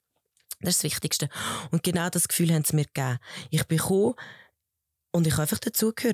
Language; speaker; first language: German; early bilingual, other home language; Spanish